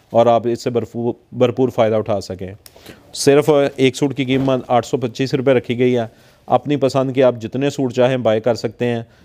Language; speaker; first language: Urdu; non-native, local second language; Punjabi